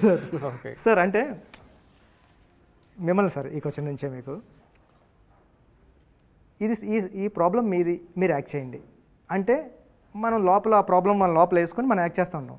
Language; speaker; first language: Telugu; native; Telugu